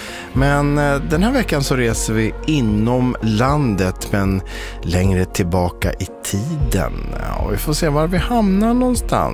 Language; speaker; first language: Swedish; native; Swedish